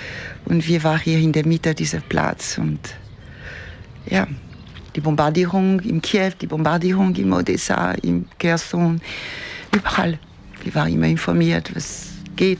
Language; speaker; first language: German; non-native, fluent; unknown